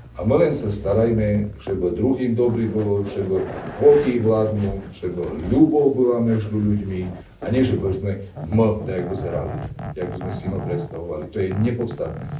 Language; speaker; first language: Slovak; non-native, local second language; Rusyn